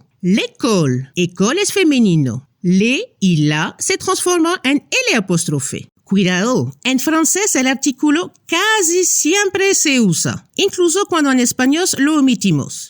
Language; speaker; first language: Spanish; non-native, fluent; French